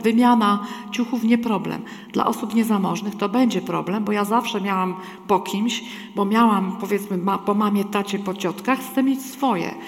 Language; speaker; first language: Polish; native; Polish